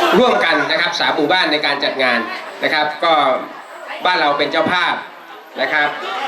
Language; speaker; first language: Thai; non-native, local second language; Hmong